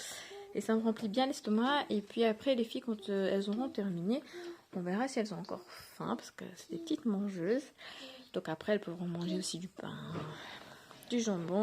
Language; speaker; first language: French; native; French